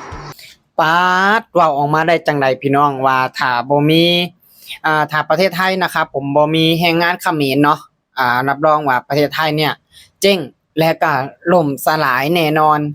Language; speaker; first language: Thai; non-native, local second language; Lao